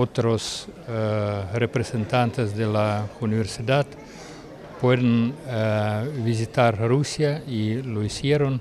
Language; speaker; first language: Spanish; non-native, fluent; Russian